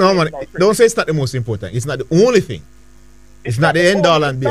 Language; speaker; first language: English; native; English